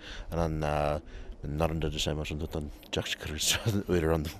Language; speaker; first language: Kyrgyz; non-native, learner; English